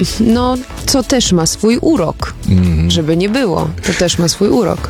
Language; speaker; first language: Polish; early bilingual, heritage; Polish